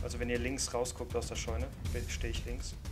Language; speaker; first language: German; native; German